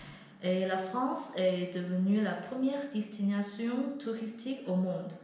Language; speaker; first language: French; non-native, learner; Chinese